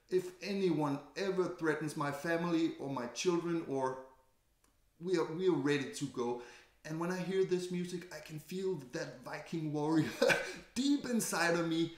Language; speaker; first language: English; non-native, fluent; Danish